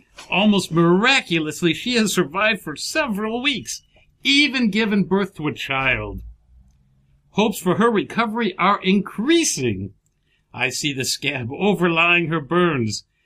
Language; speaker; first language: English; native; English